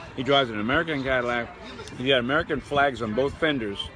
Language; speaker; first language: English; native; English